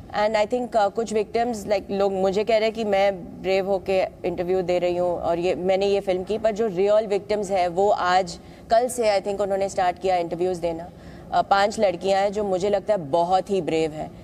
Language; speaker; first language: Hindi; non-native, local second language; Malayalam